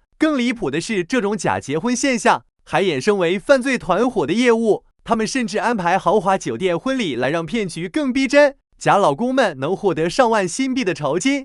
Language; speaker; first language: Chinese; native; Chinese